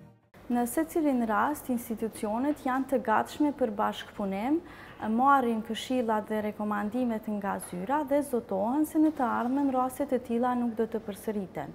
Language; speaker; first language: Albanian; native; Albanian